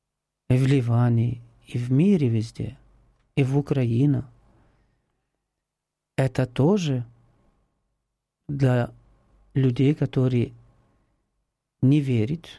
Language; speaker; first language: Russian; non-native, fluent; Arabic